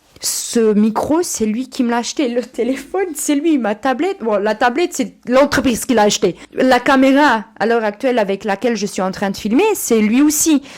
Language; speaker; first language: French; early bilingual, other home language; Portuguese